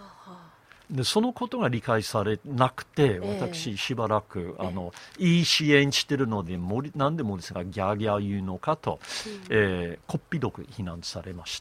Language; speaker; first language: Japanese; non-native, fluent; English